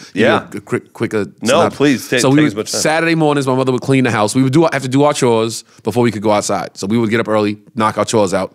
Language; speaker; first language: English; native; English